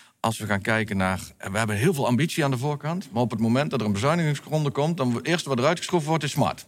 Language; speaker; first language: Dutch; native; Dutch